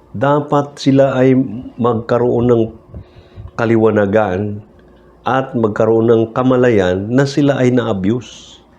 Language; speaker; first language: Filipino; native; Filipino